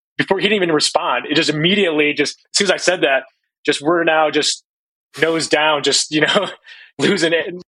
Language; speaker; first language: English; native; English